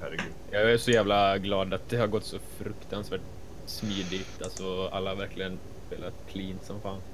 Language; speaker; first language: Swedish; native; Swedish